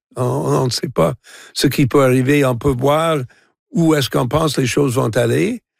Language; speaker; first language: French; non-native, local second language; English